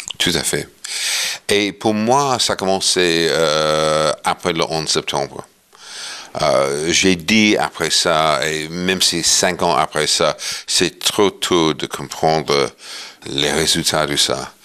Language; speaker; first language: French; non-native, fluent; English